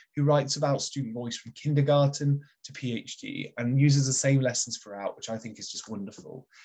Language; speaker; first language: English; native; English